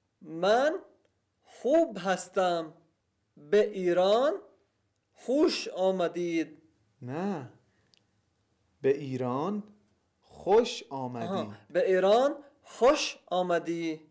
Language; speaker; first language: Persian; non-native, learner; Arabic